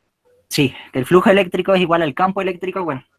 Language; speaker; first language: Spanish; native; Spanish